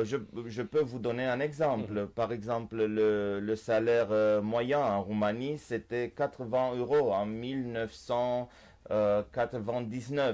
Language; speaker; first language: French; non-native, fluent; Romanian